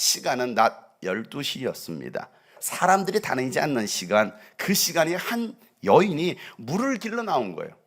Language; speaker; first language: Korean; native; Korean